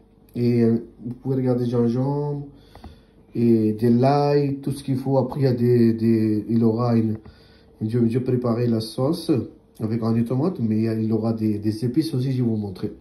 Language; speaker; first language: French; non-native, learner; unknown